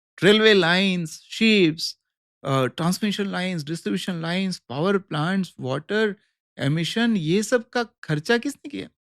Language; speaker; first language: Hindi; native; Hindi